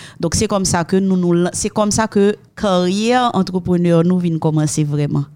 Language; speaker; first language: French; non-native, local second language; Haitian Creole